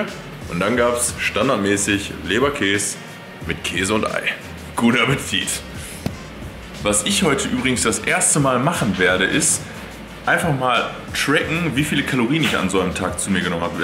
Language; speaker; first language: German; native; German